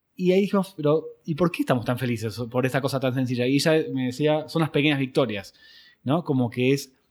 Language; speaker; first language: Spanish; native; Spanish